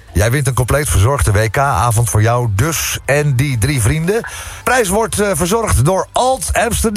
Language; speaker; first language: Dutch; native; Dutch